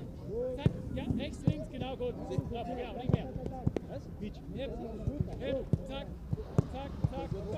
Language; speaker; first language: German; non-native, learner; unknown